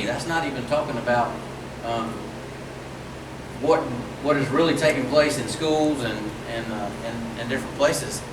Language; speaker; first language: English; native; English